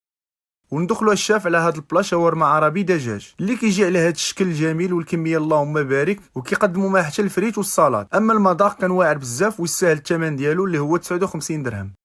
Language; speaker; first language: Arabic; native; Arabic